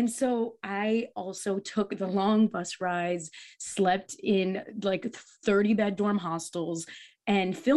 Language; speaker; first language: English; early bilingual, other home language; Portuguese